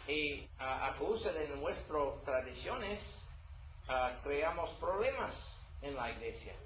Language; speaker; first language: Spanish; non-native, learner; English